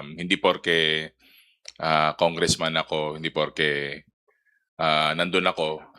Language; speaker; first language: Filipino; non-native, local second language; Iloko